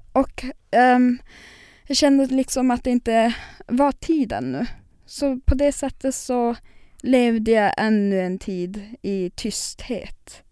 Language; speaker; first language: Swedish; non-native, local second language; Northern Sami